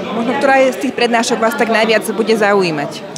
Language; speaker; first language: Slovak; native; Slovak